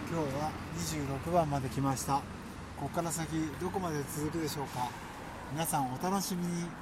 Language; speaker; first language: Japanese; non-native, fluent; Vietnamese